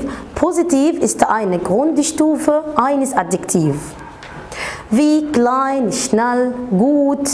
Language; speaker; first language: German; non-native, fluent; Arabic